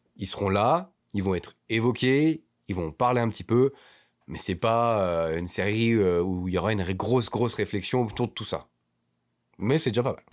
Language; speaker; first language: French; native; French